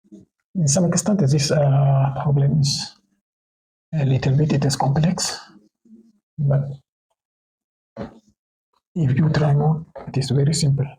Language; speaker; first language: English; non-native, local second language; Oromo